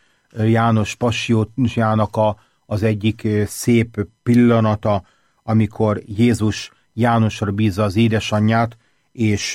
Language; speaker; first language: Hungarian; native; Hungarian